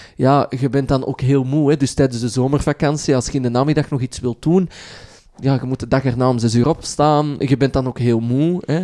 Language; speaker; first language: Dutch; early bilingual, other home language; Arabic